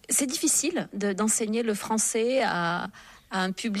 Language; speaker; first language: French; native; French